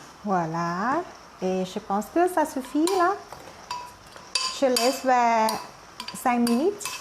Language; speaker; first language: French; non-native, learner; Thai